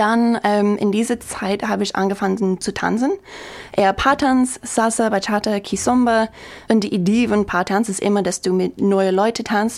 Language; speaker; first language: German; non-native, fluent; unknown